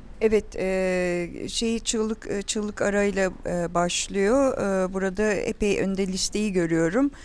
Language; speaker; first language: Turkish; native; Turkish